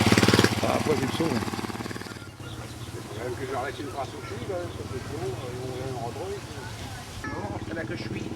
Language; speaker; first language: French; native; French